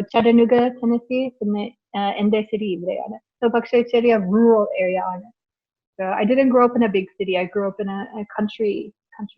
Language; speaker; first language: Malayalam; non-native, learner; English